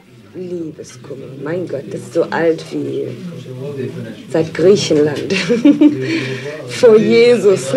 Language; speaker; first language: German; non-native, learner; French